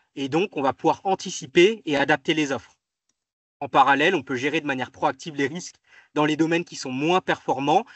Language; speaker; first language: French; native; French